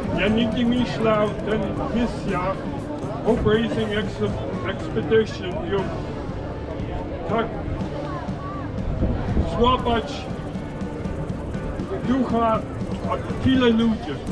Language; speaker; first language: Polish; non-native, learner; English